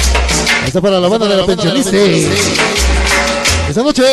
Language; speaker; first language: Spanish; native; Spanish